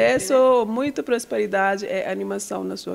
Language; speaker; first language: Portuguese; non-native, learner; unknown